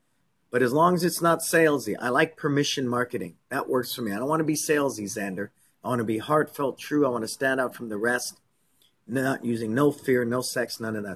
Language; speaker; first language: English; native; English